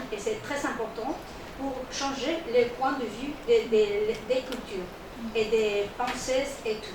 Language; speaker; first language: French; non-native, learner; Spanish